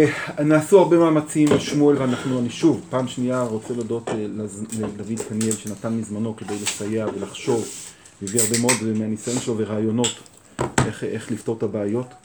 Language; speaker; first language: Hebrew; native; Hebrew